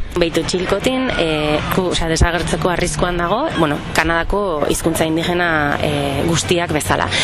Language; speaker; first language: Basque; non-native, local second language; Spanish